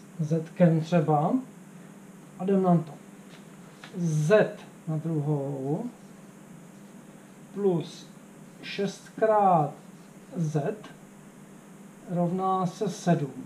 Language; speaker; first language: Czech; native; Czech